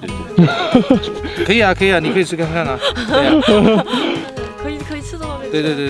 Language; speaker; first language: Chinese; native; Chinese